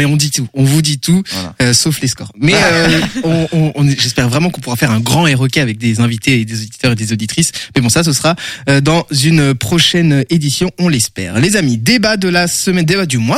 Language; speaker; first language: French; native; French